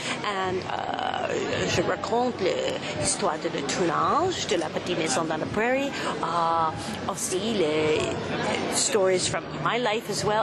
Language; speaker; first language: French; non-native, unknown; English